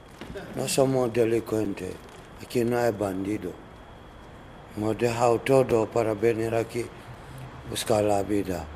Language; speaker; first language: Spanish; non-native, learner; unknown